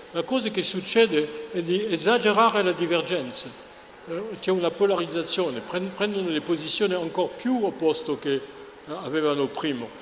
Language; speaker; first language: Italian; non-native, fluent; French